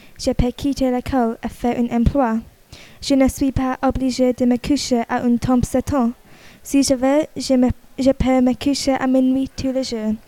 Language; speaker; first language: French; non-native, learner; English